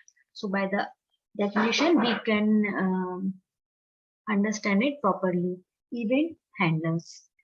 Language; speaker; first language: English; non-native, local second language; Hindi